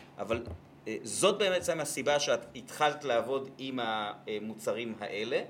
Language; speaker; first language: Hebrew; native; Hebrew